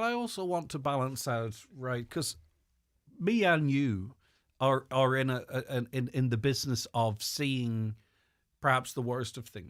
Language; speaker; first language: English; native; English